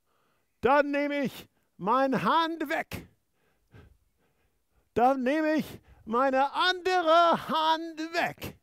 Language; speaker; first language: German; non-native, fluent; English